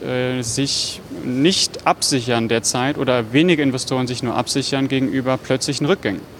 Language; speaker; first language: German; native; German